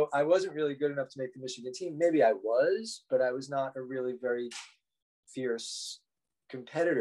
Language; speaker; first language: English; native; English